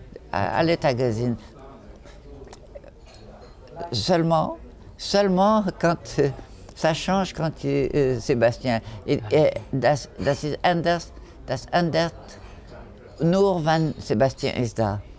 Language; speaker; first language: German; non-native, learner; French